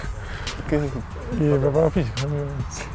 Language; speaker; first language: Italian; non-native, fluent; Spanish